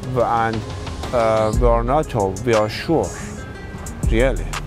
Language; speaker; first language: English; non-native, learner; Persian